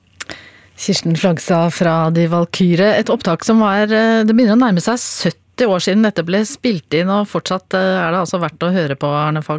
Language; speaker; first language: Norwegian; native; Norwegian